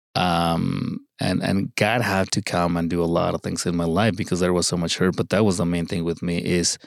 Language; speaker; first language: English; early bilingual, other home language; Spanish